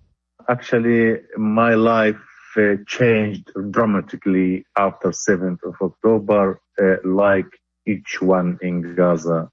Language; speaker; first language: English; non-native, local second language; Arabic